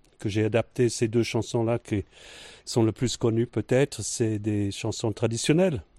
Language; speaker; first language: French; non-native, fluent; English